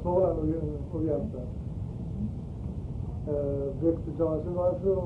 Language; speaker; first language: Swedish; early bilingual, heritage; Swedish